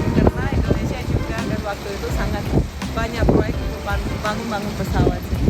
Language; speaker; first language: Indonesian; non-native, fluent; Russian